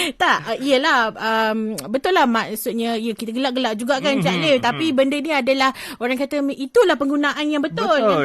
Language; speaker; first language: Malay; native; Malay